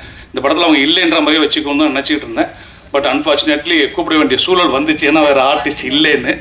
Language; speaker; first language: Tamil; native; Tamil